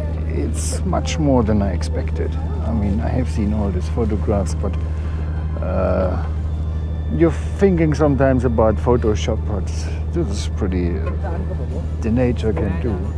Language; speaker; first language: English; non-native, fluent; German